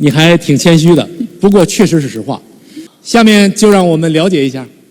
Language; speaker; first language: Chinese; native; Chinese